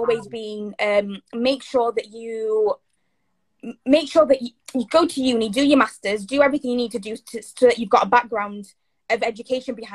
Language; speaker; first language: English; native; English